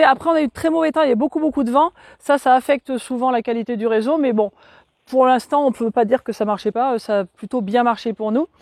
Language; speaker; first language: French; native; French